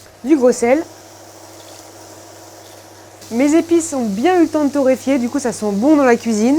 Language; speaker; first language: French; native; French